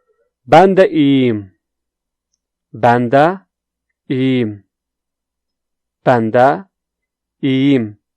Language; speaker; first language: Turkish; non-native, fluent; Urdu